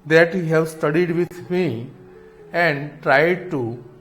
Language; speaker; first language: English; non-native, local second language; Gujarati